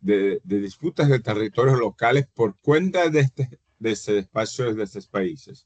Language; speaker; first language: Spanish; non-native, fluent; Portuguese